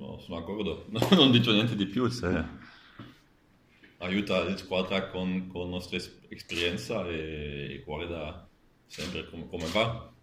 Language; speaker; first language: Italian; non-native, learner; Dutch